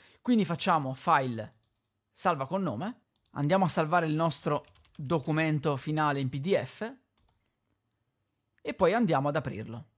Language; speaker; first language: Italian; native; Italian